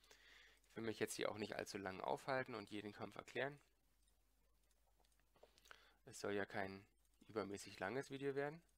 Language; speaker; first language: German; native; German